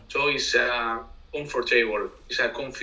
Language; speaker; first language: English; non-native, learner; Spanish